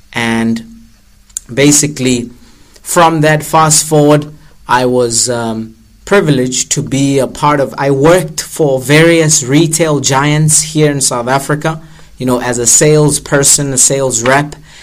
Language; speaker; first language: English; non-native, local second language; Zulu